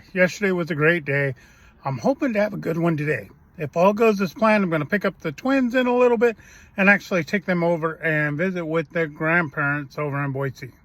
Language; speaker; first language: English; native; English